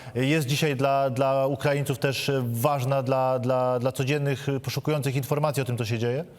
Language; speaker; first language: Polish; native; Polish